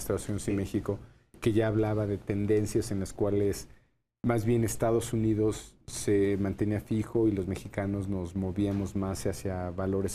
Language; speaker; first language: Spanish; native; Spanish